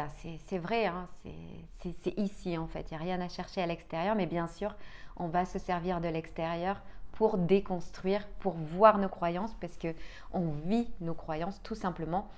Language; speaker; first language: French; native; French